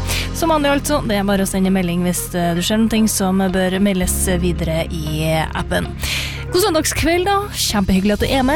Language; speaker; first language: Norwegian; native; Norwegian